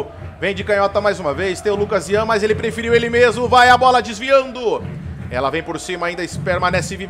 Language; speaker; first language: Portuguese; native; Portuguese